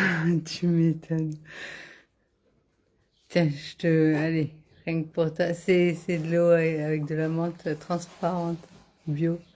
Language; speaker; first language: French; native; French